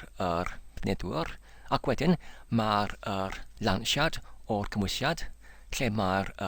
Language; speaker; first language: Welsh; non-native, learner; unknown